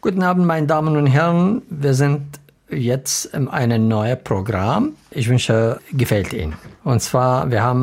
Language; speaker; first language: German; non-native, learner; Arabic